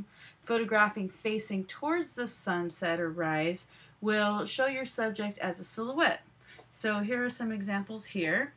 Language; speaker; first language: English; native; English